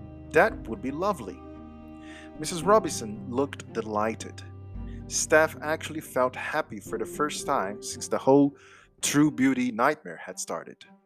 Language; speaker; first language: English; non-native, fluent; Portuguese